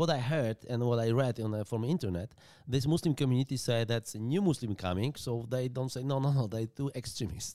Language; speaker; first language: English; non-native, learner; Polish